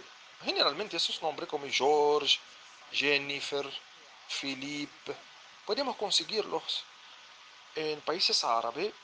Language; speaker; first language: Spanish; non-native, fluent; Arabic